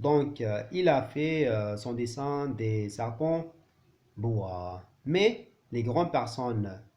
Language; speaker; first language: French; non-native, learner; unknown